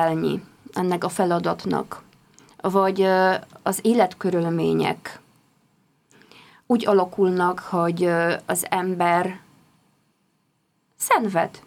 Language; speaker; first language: Hungarian; non-native, fluent; Polish